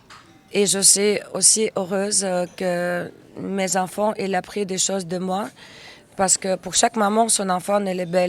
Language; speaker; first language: French; non-native, learner; Russian